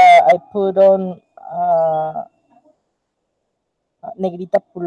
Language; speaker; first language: English; non-native, learner; Spanish